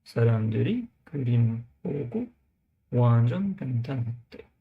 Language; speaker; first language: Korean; non-native, learner; English